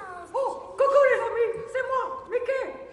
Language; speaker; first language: French; native; French